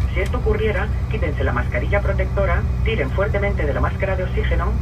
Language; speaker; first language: Spanish; native; Spanish